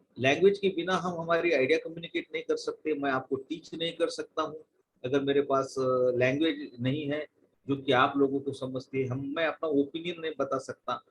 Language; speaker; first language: Hindi; non-native, local second language; Marathi